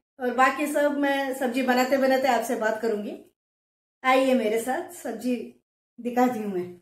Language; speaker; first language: Hindi; non-native, local second language; Kannada